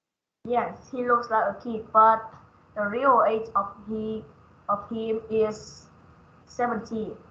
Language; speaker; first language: English; non-native, learner; Vietnamese